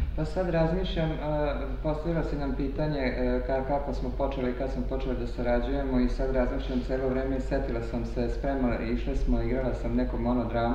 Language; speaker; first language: Serbian; non-native, local second language; Hungarian